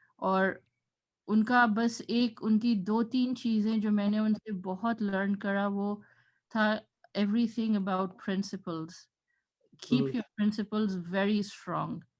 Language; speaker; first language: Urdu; early bilingual, heritage; Urdu